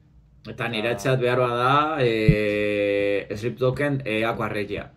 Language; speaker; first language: Basque; non-native, local second language; Spanish